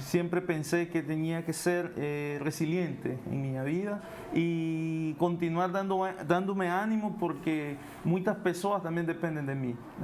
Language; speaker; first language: Portuguese; non-native, fluent; Spanish